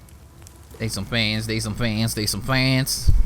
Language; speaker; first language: English; native; English